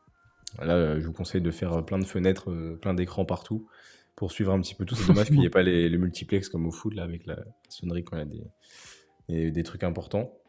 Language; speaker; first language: French; native; French